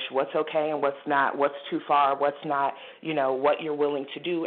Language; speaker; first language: English; native; English